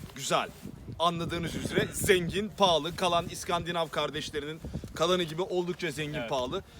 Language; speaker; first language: Turkish; native; Turkish